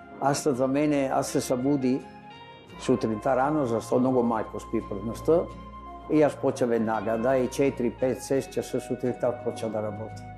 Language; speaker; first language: Bulgarian; non-native, learner; Italian